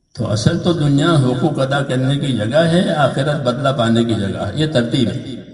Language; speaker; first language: Urdu; non-native, local second language; Gujarati